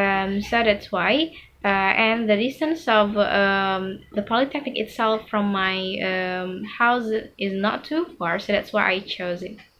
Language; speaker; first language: English; non-native, fluent; Indonesian